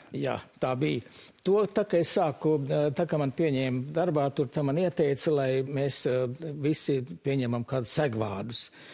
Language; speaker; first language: Latvian; early bilingual, heritage; Latvian